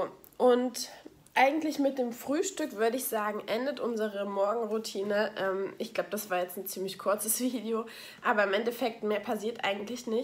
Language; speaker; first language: German; native; German